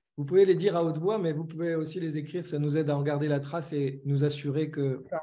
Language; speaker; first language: French; native; French